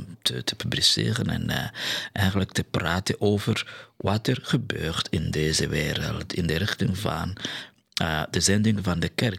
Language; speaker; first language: Dutch; non-native, fluent; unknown